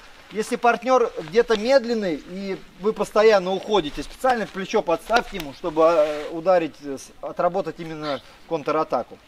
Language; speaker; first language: Russian; native; Russian